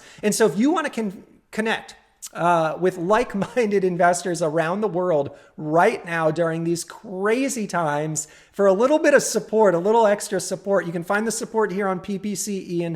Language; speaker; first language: English; native; English